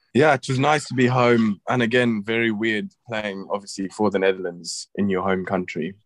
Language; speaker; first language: English; native; English